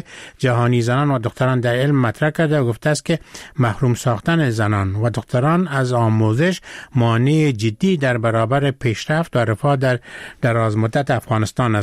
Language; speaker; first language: Persian; native; Persian